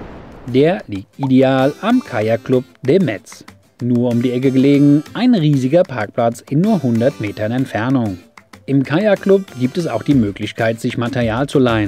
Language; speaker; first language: German; native; German